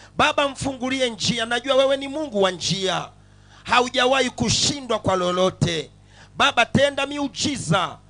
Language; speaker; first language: Swahili; non-native, local second language; Sukuma